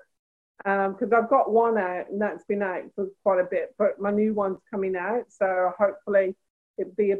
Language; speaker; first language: English; native; English